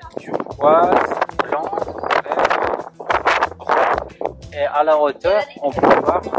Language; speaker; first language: French; non-native, fluent; Uzbek